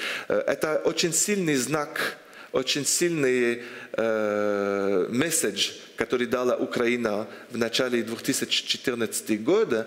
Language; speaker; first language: Russian; non-native, fluent; French